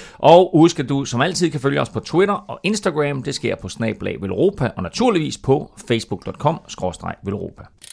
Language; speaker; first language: Danish; native; Danish